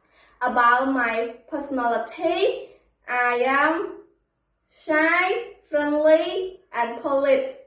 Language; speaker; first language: English; non-native, learner; Khmer